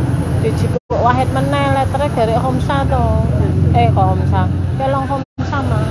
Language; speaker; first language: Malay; non-native, local second language; Javanese